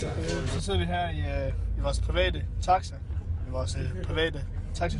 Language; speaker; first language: Danish; native; Danish